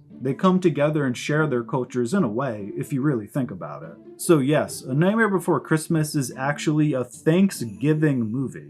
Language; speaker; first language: English; native; English